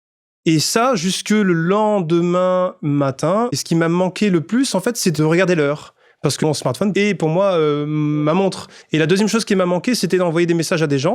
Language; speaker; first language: French; native; French